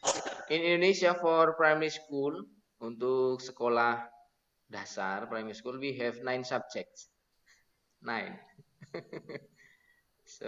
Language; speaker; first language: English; non-native, learner; Indonesian